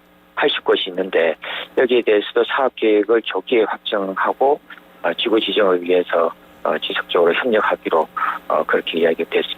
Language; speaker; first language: Korean; native; Korean